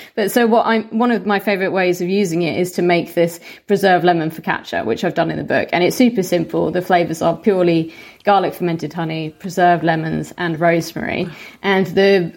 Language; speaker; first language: English; native; English